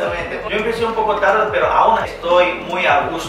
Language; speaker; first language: Spanish; non-native, fluent; Korean